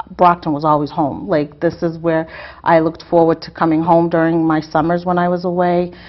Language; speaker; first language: English; native; English